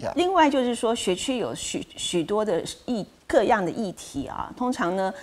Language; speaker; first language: Chinese; native; Chinese